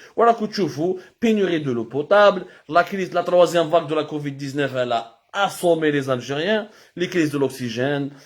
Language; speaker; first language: French; non-native, local second language; Arabic